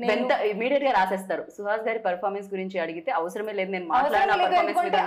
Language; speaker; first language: Telugu; native; Telugu